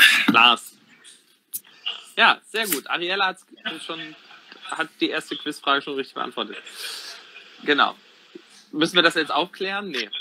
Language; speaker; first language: German; native; German